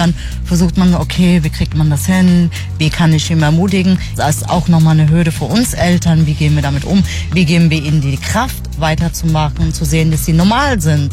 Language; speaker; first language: German; native; German